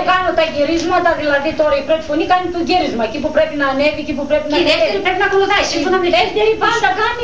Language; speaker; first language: Greek; native; Greek